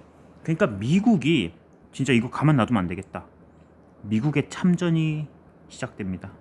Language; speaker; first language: Korean; native; Korean